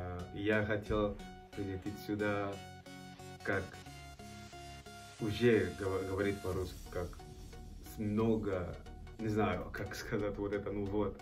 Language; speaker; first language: Russian; non-native, learner; Portuguese